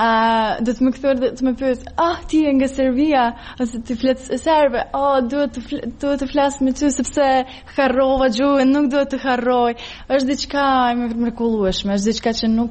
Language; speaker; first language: Albanian; non-native, fluent; Serbian